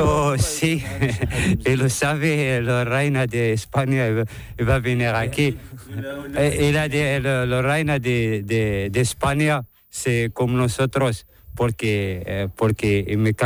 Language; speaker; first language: Spanish; non-native, learner; Arabic